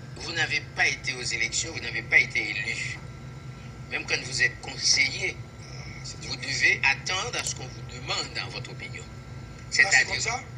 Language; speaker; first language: French; non-native, local second language; Haitian Creole